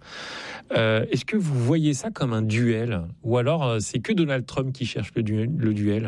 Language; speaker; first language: French; native; French